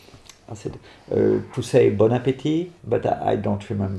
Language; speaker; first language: English; non-native, learner; French